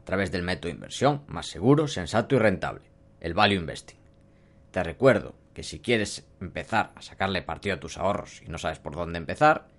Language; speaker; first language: Spanish; native; Spanish